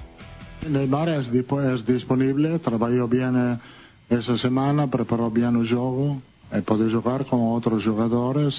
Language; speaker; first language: Portuguese; non-native, fluent; Italian